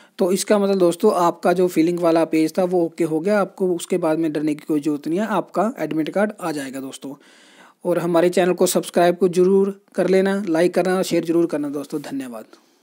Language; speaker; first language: Hindi; native; Hindi